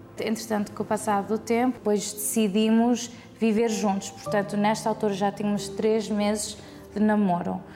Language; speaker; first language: Portuguese; early bilingual, heritage; English